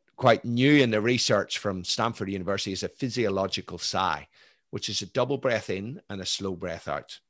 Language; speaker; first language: English; native; English